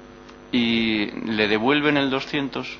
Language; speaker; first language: Spanish; native; Spanish